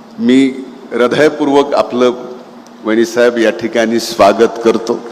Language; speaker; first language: Marathi; native; Marathi